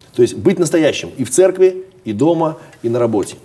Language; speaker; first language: Russian; native; Russian